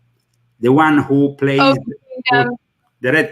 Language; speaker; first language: English; non-native, fluent; Italian